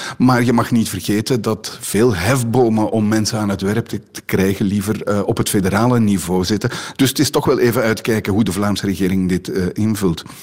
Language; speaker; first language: Dutch; native; Dutch